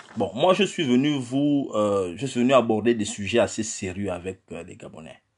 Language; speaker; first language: French; non-native, local second language; Fang